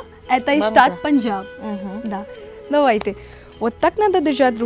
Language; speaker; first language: Russian; non-native, learner; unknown